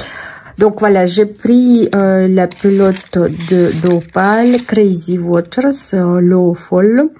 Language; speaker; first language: French; non-native, fluent; Russian